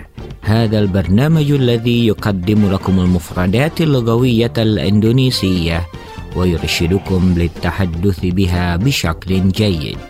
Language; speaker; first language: Arabic; non-native, fluent; Indonesian